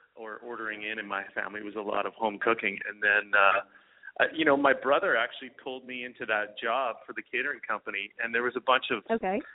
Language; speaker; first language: English; native; English